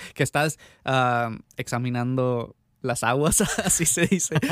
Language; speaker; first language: Spanish; native; Spanish